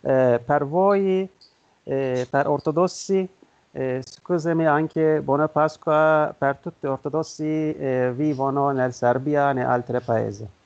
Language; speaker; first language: Italian; non-native, learner; Turkish